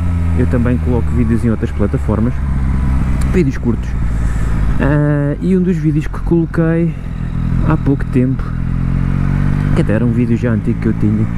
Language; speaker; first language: Portuguese; native; Portuguese